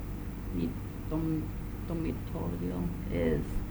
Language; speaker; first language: Spanish; non-native, learner; English